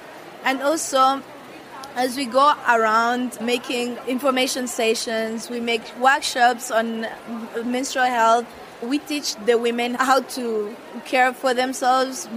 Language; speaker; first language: English; non-native, local second language; Kinyarwanda